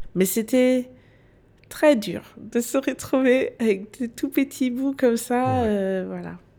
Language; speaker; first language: French; non-native, fluent; Danish